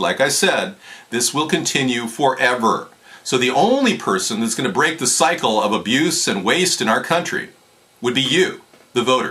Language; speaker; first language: English; native; English